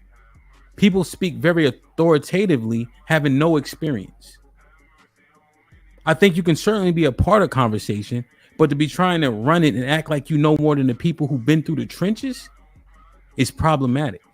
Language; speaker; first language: English; native; English